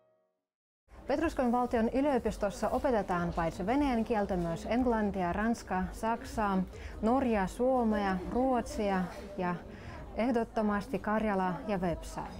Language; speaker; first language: Finnish; non-native, local second language; Russian